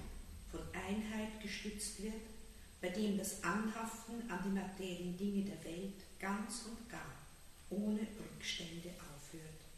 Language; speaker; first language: German; native; German